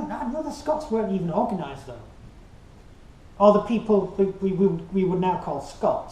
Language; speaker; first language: English; native; English